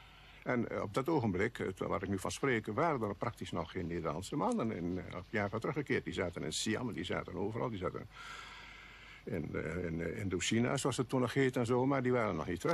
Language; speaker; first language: Dutch; native; Dutch